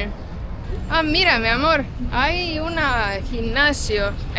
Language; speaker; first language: Spanish; non-native, fluent; Estonian